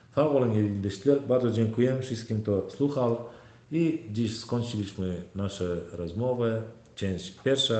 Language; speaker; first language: Polish; non-native, fluent; Turkmen